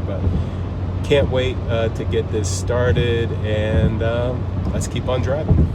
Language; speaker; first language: English; native; English